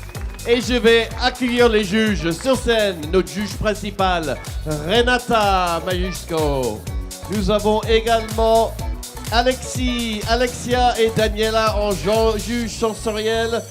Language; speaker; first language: French; native; French